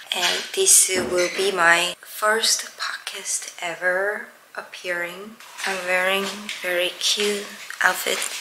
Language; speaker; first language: English; non-native, learner; Korean